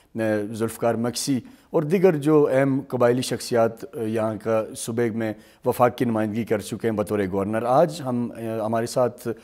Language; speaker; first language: Urdu; native; Urdu